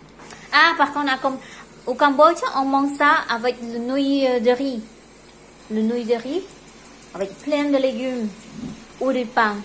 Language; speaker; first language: French; non-native, local second language; Khmer